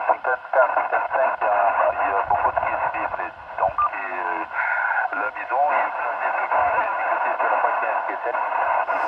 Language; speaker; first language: French; non-native, learner; Portuguese